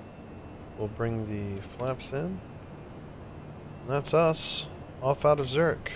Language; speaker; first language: English; native; English